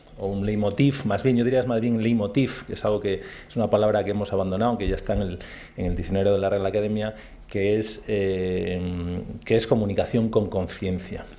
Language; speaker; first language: Spanish; native; Spanish